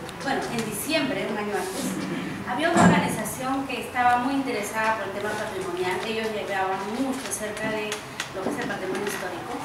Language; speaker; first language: Spanish; native; Spanish